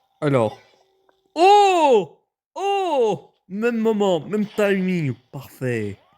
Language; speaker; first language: French; native; French